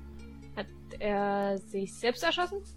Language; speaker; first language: German; native; German